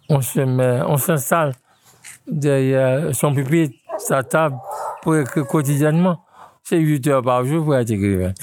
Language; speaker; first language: French; non-native, local second language; Haitian Creole